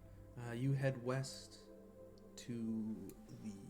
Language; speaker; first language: English; native; English